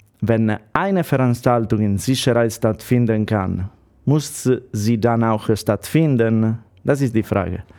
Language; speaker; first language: German; non-native, fluent; Italian